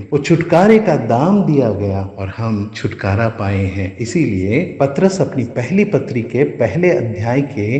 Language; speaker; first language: Hindi; native; Hindi